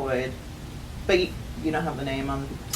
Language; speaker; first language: English; native; English